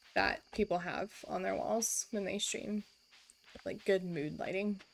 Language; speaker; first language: English; native; English